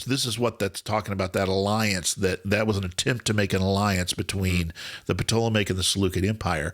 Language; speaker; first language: English; native; English